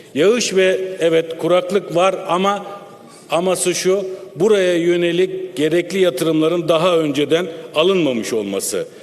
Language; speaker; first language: Turkish; native; Turkish